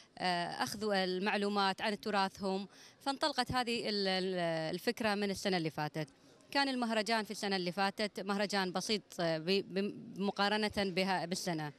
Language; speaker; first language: Arabic; native; Arabic